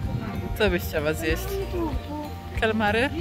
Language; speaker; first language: Polish; native; Polish